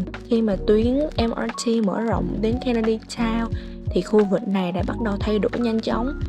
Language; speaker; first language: Vietnamese; native; Vietnamese